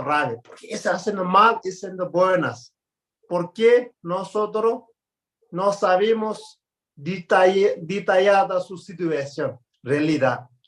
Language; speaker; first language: Spanish; non-native, learner; Tibetan